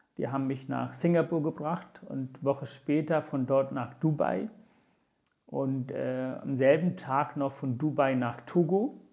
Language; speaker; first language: German; non-native, fluent; Tamil